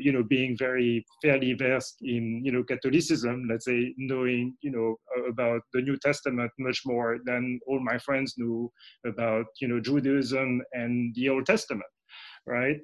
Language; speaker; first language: English; non-native, fluent; French